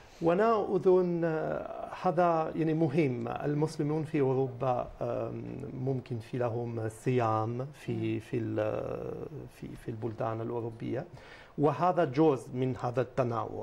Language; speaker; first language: Arabic; non-native, fluent; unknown